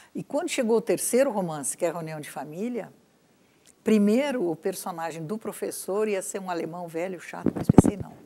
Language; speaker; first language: Portuguese; native; Portuguese